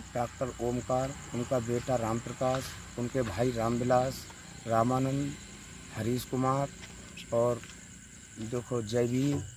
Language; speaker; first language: Hindi; native; Hindi